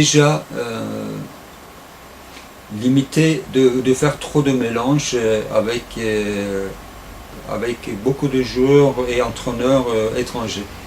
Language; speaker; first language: French; non-native, fluent; Turkish